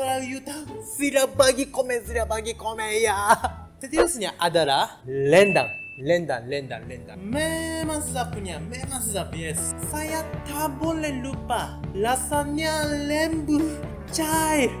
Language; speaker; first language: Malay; non-native, learner; Japanese